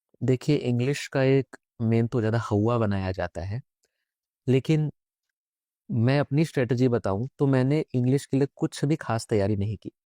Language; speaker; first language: Hindi; native; Hindi